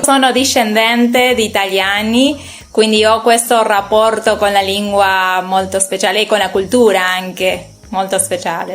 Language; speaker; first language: Italian; non-native, learner; Spanish